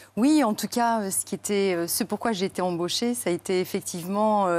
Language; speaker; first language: French; native; French